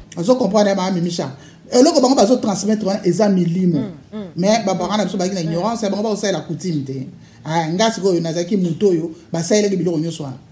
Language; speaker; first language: Lingala; non-native, local second language; Luba-Lulua